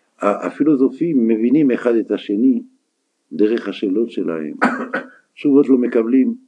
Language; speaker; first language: Hebrew; non-native, fluent; French